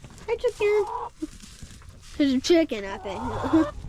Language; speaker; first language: English; native; English